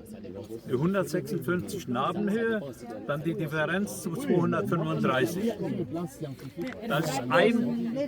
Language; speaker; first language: German; native; German